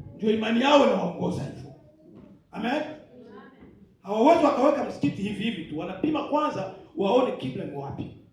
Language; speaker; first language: Swahili; native; Swahili